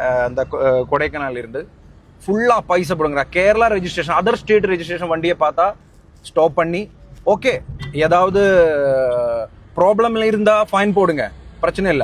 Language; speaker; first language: Tamil; non-native, local second language; Malayalam